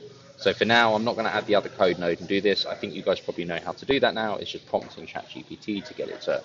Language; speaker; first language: English; native; English